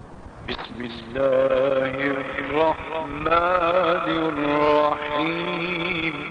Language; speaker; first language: Arabic; native; Arabic